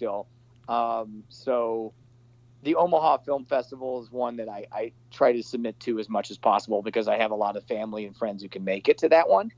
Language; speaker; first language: English; native; English